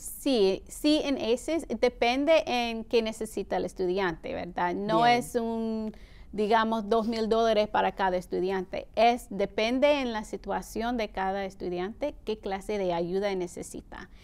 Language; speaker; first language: Spanish; early bilingual, heritage; Spanish